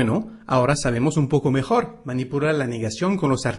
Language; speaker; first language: Spanish; non-native, fluent; French